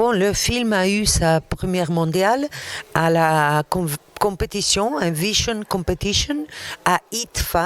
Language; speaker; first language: French; non-native, fluent; Arabic